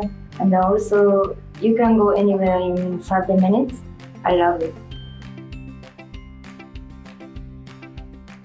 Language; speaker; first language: English; non-native, learner; Japanese